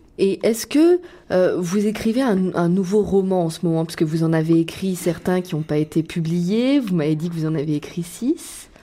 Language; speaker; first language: French; native; French